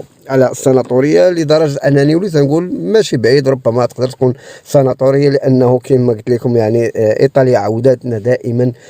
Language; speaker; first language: Arabic; native; Arabic